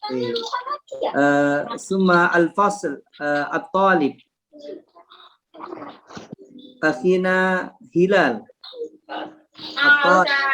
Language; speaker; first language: Arabic; non-native, fluent; Indonesian